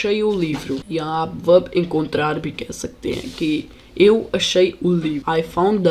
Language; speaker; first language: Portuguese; non-native, fluent; Hindi